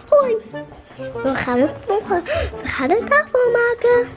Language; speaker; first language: Dutch; early bilingual, other home language; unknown